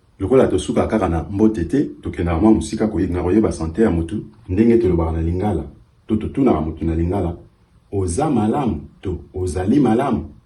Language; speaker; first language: Lingala; early bilingual, heritage; Lingala